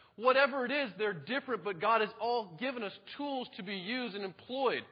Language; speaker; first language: English; native; English